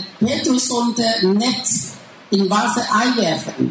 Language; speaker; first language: German; non-native, learner; Thai